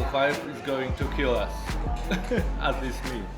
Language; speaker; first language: English; non-native, fluent; Polish